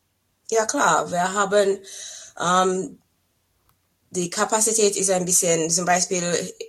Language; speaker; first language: German; non-native, fluent; English